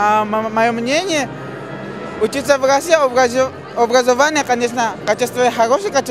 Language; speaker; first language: Russian; non-native, learner; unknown